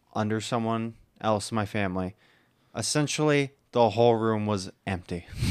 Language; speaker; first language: English; early bilingual, other home language; Filipino